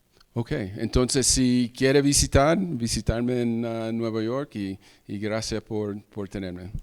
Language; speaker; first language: Spanish; early bilingual, heritage; English